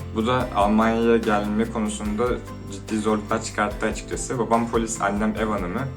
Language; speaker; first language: Turkish; native; Turkish